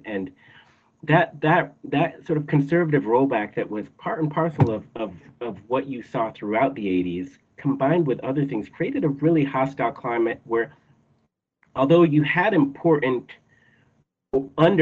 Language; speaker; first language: English; native; English